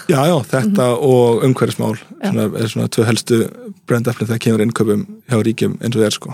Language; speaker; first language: Icelandic; early bilingual, heritage; Icelandic